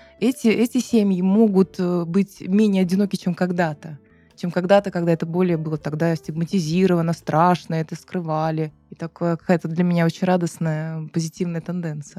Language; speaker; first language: Russian; native; Russian